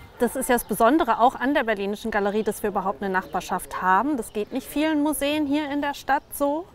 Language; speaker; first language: German; native; German